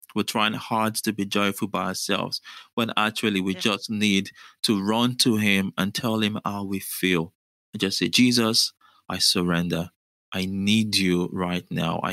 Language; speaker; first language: English; non-native, local second language; Yoruba